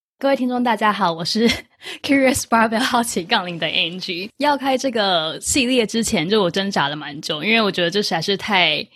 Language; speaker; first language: Chinese; native; Chinese